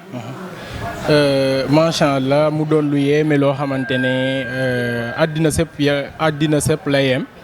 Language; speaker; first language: Wolof; native; Wolof